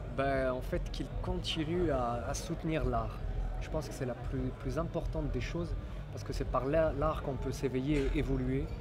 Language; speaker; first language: French; non-native, local second language; Arabic